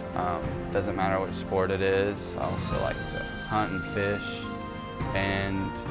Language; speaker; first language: English; native; English